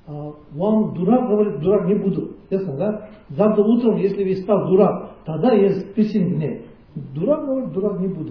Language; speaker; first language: Russian; non-native, learner; Tibetan